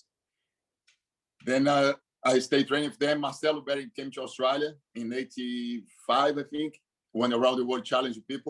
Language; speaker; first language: English; non-native, fluent; Portuguese